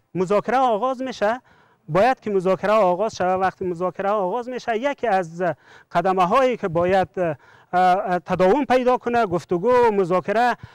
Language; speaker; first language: Persian; native; Persian